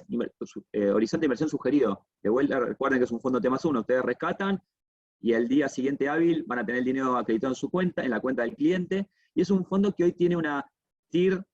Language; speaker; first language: Spanish; native; Spanish